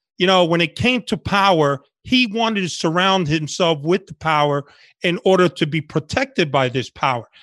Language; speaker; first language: English; early bilingual, other home language; Spanish